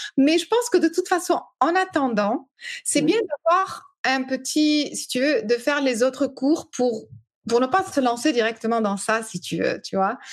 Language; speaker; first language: French; early bilingual, other home language; English